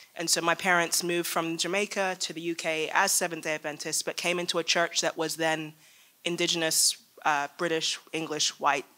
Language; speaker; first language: English; native; English